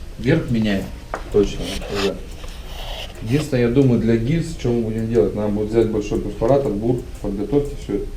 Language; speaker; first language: Russian; native; Russian